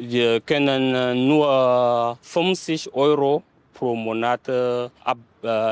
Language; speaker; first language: German; non-native, learner; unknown